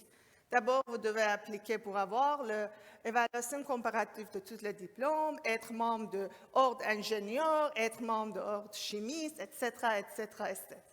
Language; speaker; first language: French; non-native, learner; Persian